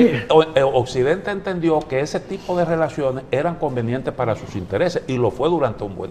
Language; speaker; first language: Spanish; native; Spanish